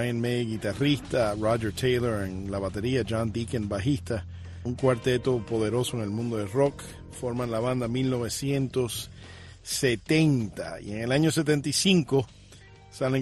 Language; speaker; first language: Spanish; native; Spanish